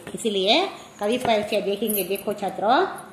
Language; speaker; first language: Hindi; non-native, local second language; Kannada